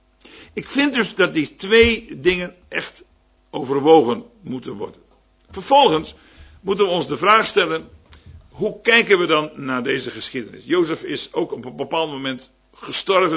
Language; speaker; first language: Dutch; native; Dutch